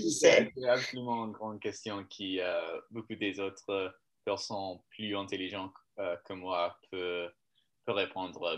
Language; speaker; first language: French; non-native, learner; English